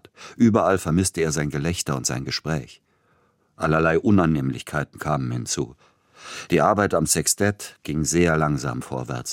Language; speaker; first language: German; native; German